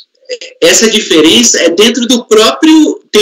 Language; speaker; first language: Portuguese; native; Portuguese